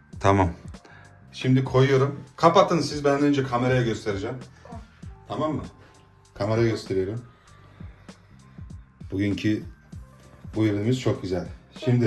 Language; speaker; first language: Turkish; early bilingual, heritage; Turkish